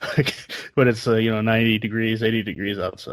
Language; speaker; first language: English; native; English